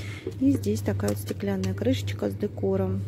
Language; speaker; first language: Russian; native; Russian